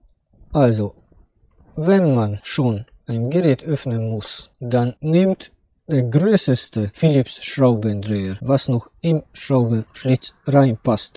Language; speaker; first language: German; non-native, fluent; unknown